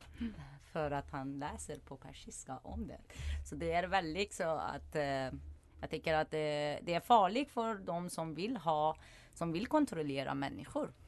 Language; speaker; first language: Swedish; non-native, fluent; Persian